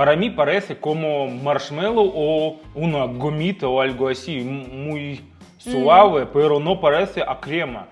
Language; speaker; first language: Spanish; non-native, fluent; Russian